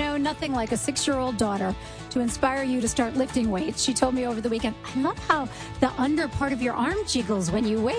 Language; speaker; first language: English; native; English